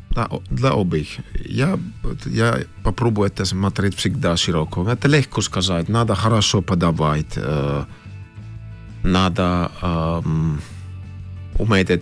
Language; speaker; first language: Russian; non-native, fluent; Finnish